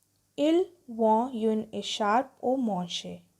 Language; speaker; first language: French; non-native, fluent; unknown